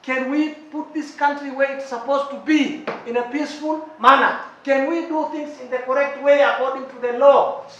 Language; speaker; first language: English; non-native, local second language; Swahili